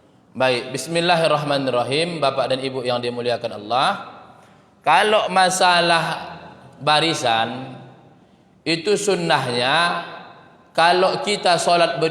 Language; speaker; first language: Indonesian; native; Indonesian